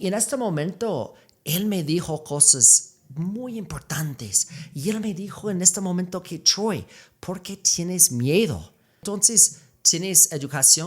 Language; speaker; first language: Spanish; non-native, fluent; English